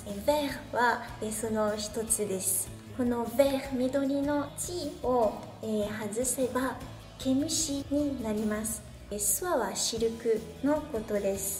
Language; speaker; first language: Japanese; non-native, fluent; French